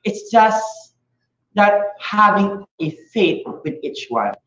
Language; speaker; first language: English; non-native, local second language; Filipino